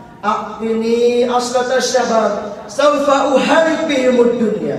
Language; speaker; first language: Arabic; non-native, learner; Indonesian